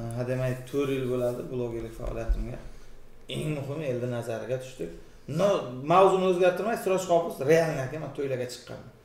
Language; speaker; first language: Uzbek; native; Uzbek